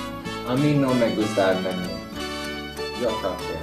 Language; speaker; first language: Spanish; non-native, learner; English